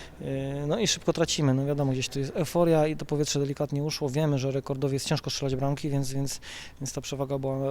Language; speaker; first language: Polish; native; Polish